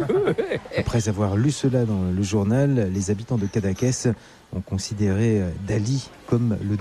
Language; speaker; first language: French; native; French